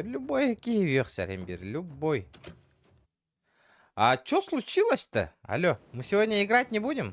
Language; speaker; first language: Russian; native; Russian